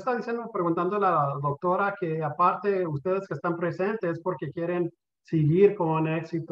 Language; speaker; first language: Spanish; early bilingual, heritage; Spanish